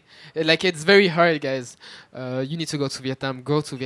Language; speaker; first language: English; non-native, fluent; French